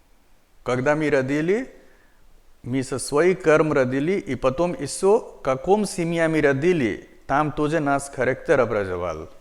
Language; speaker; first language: Russian; non-native, learner; Hindi